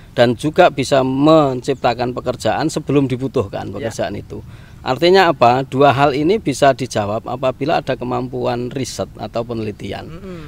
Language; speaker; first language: Indonesian; non-native, local second language; Javanese